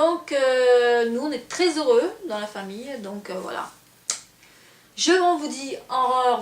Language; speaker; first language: French; native; French